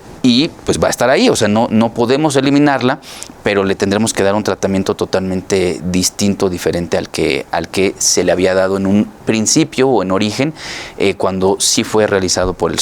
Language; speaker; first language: Spanish; native; Spanish